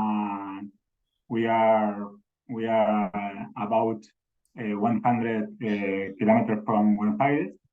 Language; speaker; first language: English; non-native, learner; Spanish